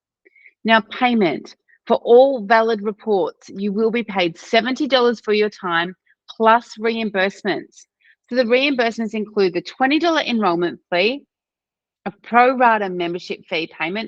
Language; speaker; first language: English; native; English